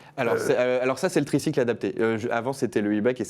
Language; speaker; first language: French; native; French